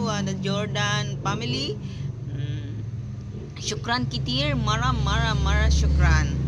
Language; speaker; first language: Arabic; non-native, learner; Filipino